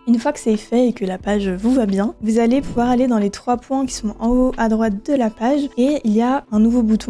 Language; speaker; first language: French; native; French